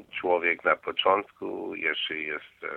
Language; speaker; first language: Polish; non-native, learner; English